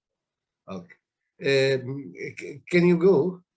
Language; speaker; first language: English; non-native, learner; Italian